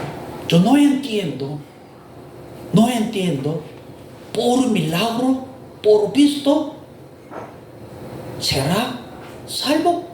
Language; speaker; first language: Spanish; non-native, fluent; Korean